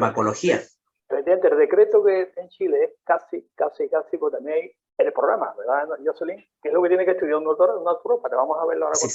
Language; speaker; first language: Spanish; native; Spanish